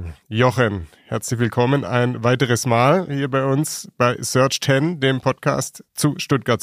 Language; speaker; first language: German; native; German